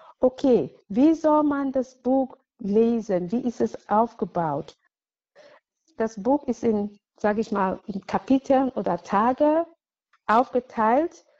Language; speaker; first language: German; non-native, fluent; English